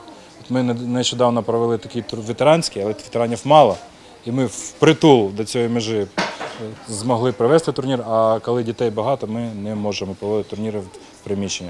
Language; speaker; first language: Ukrainian; native; Ukrainian